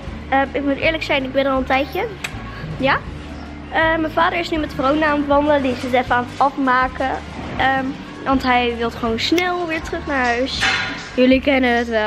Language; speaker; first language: Dutch; native; Dutch